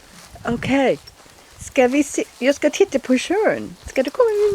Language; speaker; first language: Swedish; non-native, learner; English